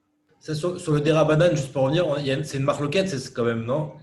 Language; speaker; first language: French; native; French